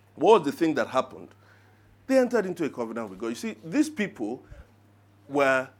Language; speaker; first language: English; non-native, local second language; Yoruba